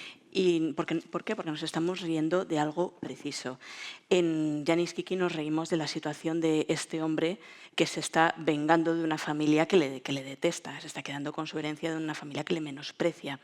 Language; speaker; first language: Spanish; native; Spanish